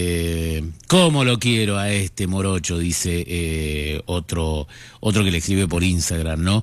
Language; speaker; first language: Spanish; native; Spanish